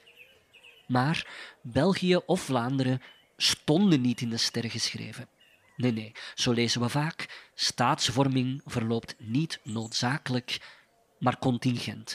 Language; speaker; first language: Dutch; native; Dutch